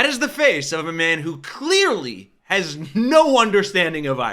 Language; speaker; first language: English; native; English